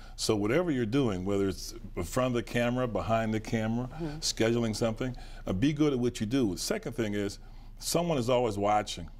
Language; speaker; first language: English; native; English